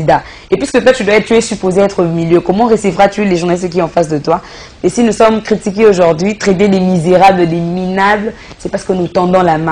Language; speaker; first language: French; non-native, local second language; Lingala